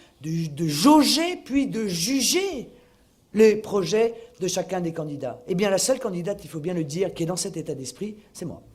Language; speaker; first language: French; native; French